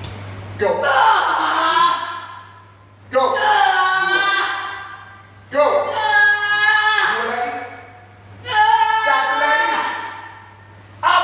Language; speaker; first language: Indonesian; non-native, fluent; English